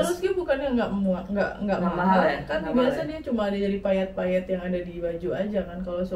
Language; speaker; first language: Indonesian; native; Indonesian